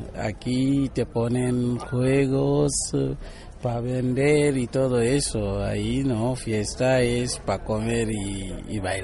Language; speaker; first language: Spanish; non-native, learner; Wolof